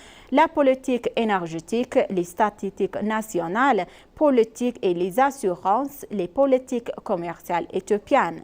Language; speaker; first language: French; non-native, fluent; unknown